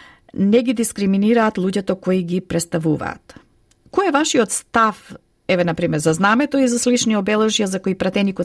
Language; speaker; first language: Macedonian; native; Macedonian